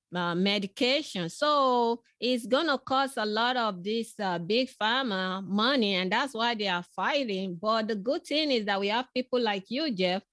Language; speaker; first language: English; non-native, local second language; Yoruba